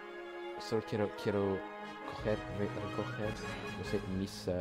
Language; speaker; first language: Spanish; non-native, learner; French